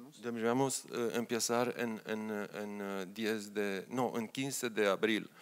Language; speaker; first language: Spanish; non-native, learner; Romanian